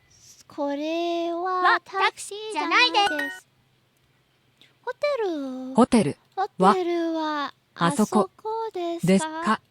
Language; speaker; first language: Japanese; non-native, learner; English